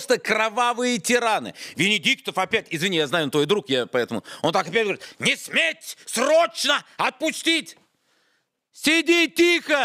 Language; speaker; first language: Russian; native; Russian